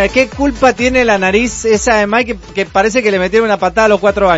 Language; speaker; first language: Spanish; native; Spanish